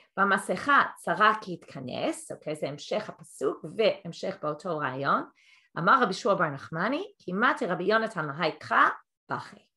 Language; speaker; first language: Hebrew; non-native, fluent; English